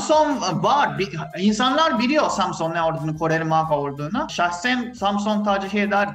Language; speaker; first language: Turkish; non-native, fluent; Japanese